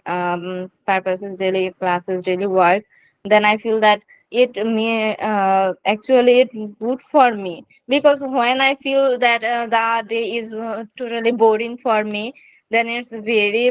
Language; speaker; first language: English; non-native, learner; Bangla